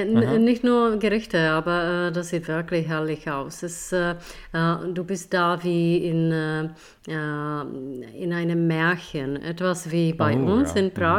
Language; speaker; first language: German; non-native, fluent; Czech